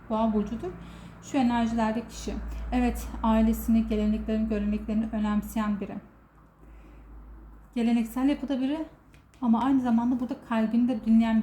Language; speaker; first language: Turkish; native; Turkish